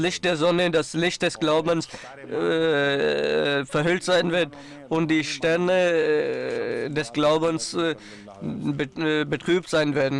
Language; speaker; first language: German; non-native, fluent; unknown